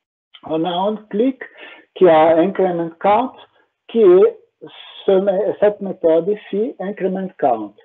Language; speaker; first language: French; non-native, fluent; Portuguese